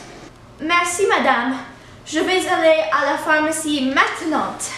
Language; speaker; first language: French; non-native, learner; English